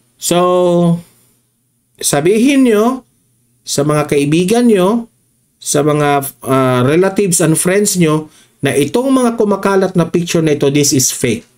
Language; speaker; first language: Filipino; non-native, local second language; Cebuano